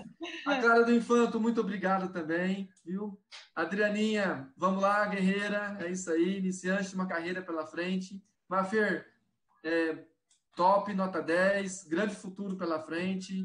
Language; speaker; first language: Portuguese; native; Portuguese